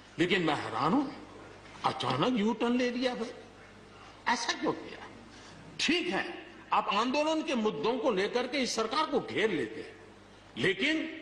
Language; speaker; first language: Hindi; non-native, local second language; Gujarati